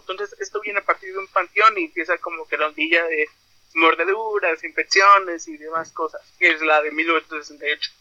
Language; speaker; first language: Spanish; native; Spanish